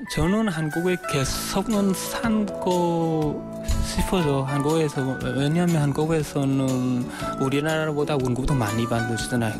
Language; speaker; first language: Korean; non-native, learner; Vietnamese